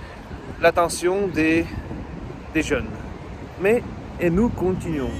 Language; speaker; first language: French; non-native, fluent; Russian